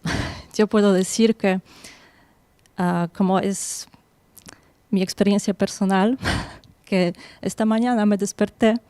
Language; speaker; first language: Spanish; non-native, fluent; Polish